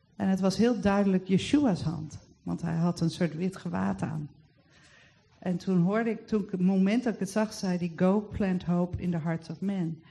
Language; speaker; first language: Dutch; native; Dutch